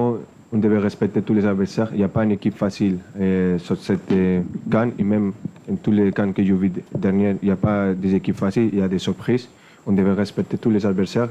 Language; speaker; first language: French; non-native, fluent; Spanish